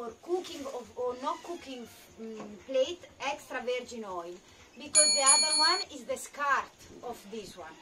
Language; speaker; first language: English; non-native, learner; Italian